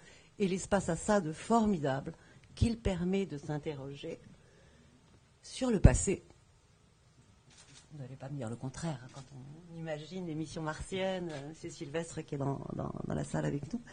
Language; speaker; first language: French; native; French